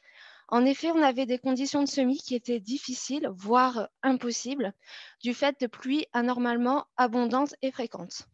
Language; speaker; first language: French; native; French